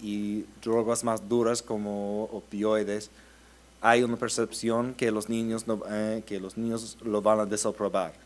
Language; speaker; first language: Spanish; early bilingual, heritage; Spanish